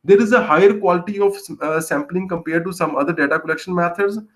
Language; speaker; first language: English; non-native, local second language; Punjabi